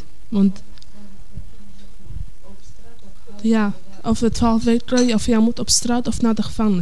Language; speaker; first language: Dutch; early bilingual, other home language; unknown